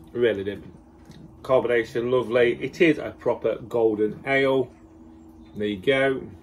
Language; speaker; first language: English; native; English